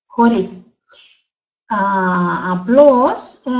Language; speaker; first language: Greek; non-native, learner; Russian